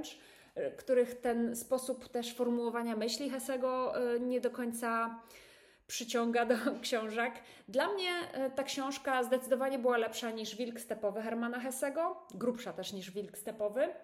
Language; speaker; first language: Polish; native; Polish